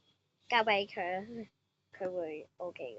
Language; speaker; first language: Chinese; native; Chinese